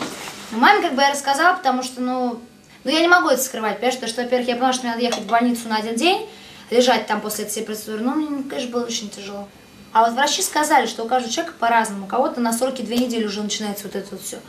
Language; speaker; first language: Russian; native; Russian